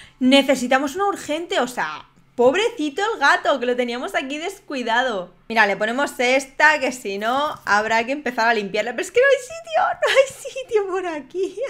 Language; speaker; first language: Spanish; native; Spanish